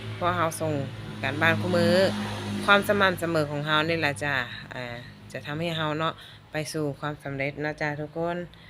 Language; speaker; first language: Thai; native; Thai